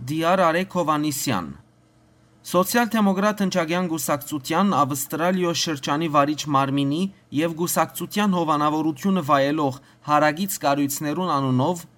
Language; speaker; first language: Armenian; early bilingual, heritage; Armenian